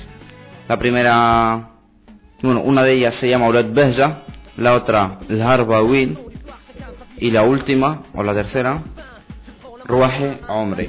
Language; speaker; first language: Spanish; early bilingual, other home language; Arabic